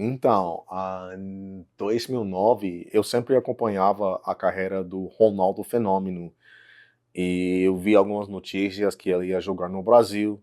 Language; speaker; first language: Portuguese; non-native, fluent; English